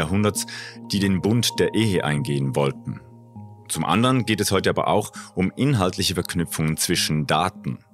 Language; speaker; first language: German; native; German